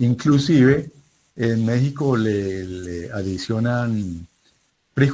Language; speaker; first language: Spanish; native; Spanish